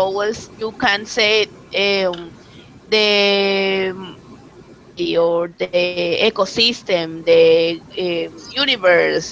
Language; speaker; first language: English; non-native, learner; Spanish